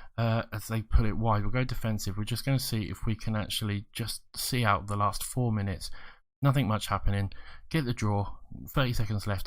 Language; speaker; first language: English; native; English